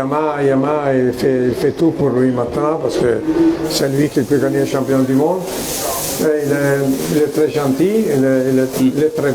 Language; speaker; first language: French; non-native, fluent; Italian